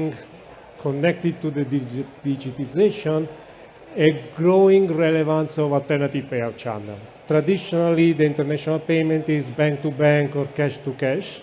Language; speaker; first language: English; non-native, fluent; Italian